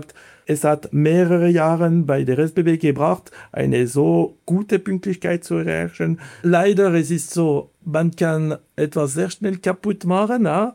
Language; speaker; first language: German; non-native, fluent; Italian